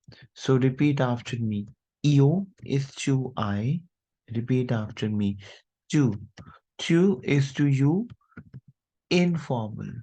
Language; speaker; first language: English; non-native, local second language; Hindi